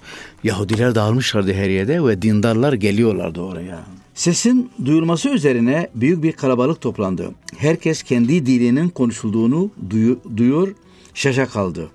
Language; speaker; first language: Turkish; non-native, fluent; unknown